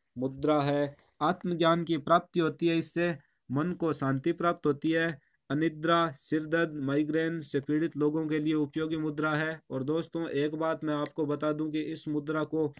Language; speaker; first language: Hindi; native; Hindi